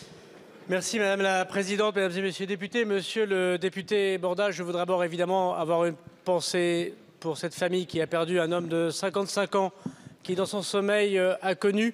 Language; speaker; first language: French; native; French